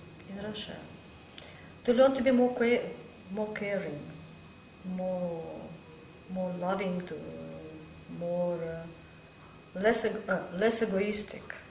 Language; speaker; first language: English; non-native, fluent; Russian